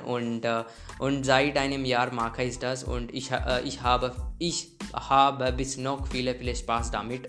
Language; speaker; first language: German; non-native, learner; Hindi